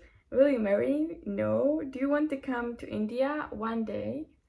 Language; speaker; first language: English; non-native, fluent; Czech